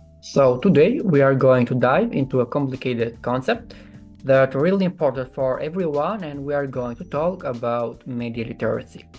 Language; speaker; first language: English; non-native, fluent; Albanian